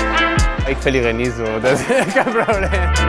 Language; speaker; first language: German; non-native, learner; Spanish